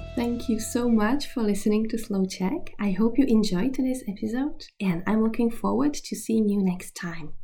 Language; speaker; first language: English; non-native, fluent; Czech